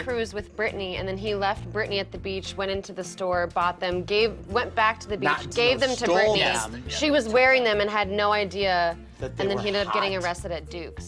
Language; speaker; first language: English; native; English